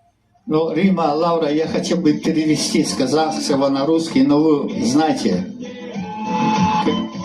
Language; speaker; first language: Russian; non-native, learner; English